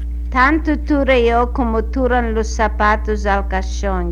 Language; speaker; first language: Spanish; native; Spanish